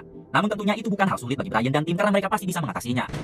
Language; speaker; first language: Indonesian; native; Indonesian